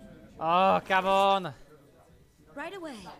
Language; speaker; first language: English; non-native, fluent; Czech